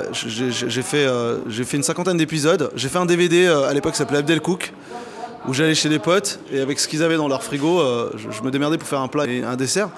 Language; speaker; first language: French; early bilingual, other home language; Arabic